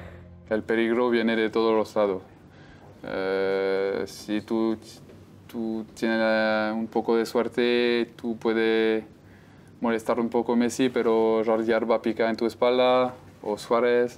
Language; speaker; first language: Spanish; non-native, fluent; French